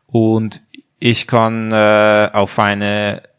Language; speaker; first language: German; non-native, fluent; Hungarian